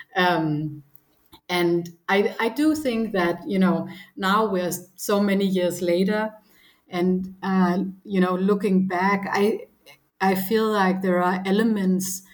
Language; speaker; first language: English; non-native, fluent; Danish